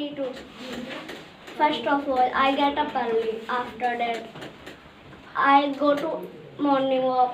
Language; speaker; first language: English; non-native, learner; Hindi